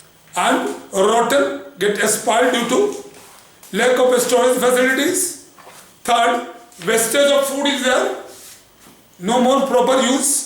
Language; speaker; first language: English; non-native, local second language; Hindi